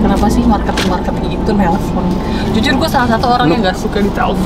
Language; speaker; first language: Indonesian; native; Indonesian